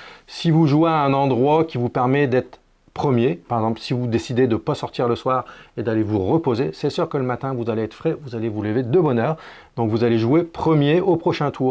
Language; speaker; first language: French; native; French